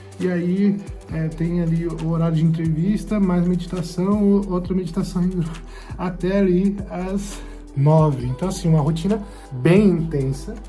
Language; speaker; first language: Portuguese; native; Portuguese